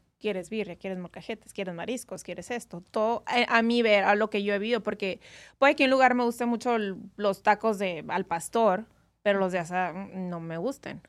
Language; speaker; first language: Spanish; native; Spanish